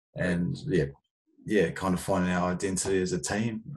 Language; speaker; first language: English; native; English